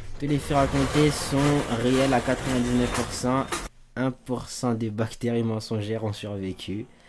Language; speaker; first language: French; native; French